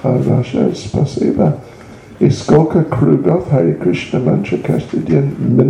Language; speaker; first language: Russian; non-native, learner; English